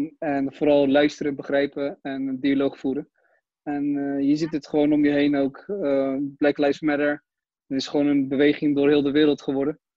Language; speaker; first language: Dutch; early bilingual, other home language; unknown